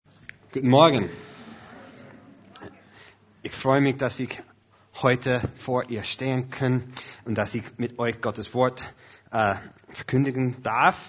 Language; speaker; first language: German; non-native, fluent; English